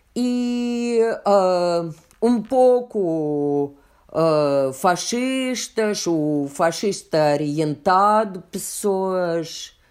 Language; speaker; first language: Portuguese; non-native, learner; Russian